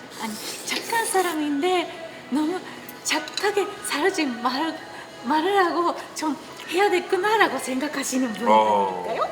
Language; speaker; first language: Korean; non-native, learner; Japanese